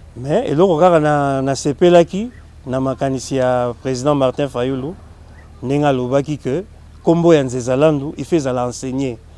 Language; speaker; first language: Lingala; non-native, local second language; Kongo